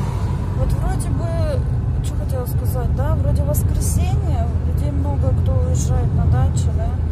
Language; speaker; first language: Russian; native; Russian